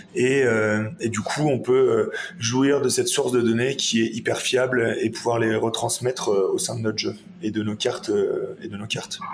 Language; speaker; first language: French; native; French